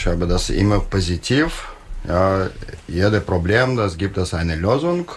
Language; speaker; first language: German; non-native, learner; Russian